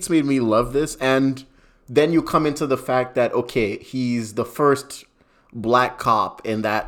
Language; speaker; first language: English; non-native, local second language; Nyanja